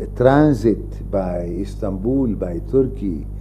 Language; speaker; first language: English; non-native, fluent; Arabic